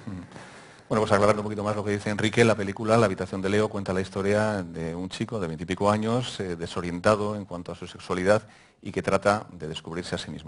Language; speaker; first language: Spanish; native; Spanish